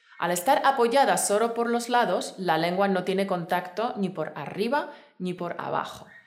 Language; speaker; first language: Spanish; native; Spanish